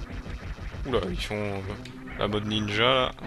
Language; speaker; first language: French; native; French